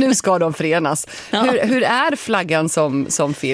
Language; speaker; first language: Swedish; native; Swedish